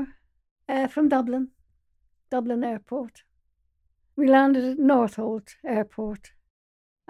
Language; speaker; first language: English; native; English